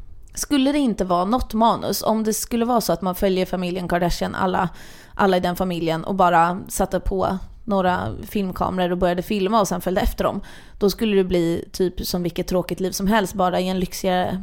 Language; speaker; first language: Swedish; native; Swedish